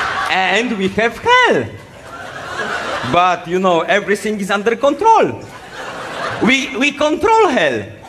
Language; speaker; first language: English; non-native, learner; Polish